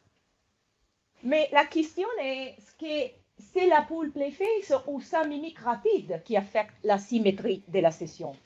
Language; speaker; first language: French; non-native, fluent; Italian